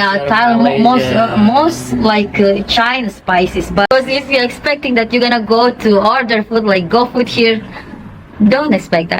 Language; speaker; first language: English; non-native, fluent; Indonesian